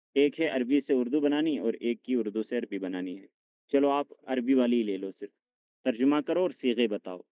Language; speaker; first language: Urdu; non-native, local second language; Punjabi